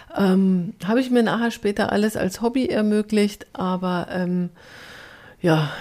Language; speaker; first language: German; native; German